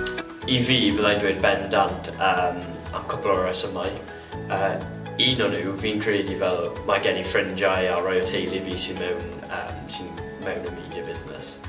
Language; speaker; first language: Welsh; non-native, local second language; English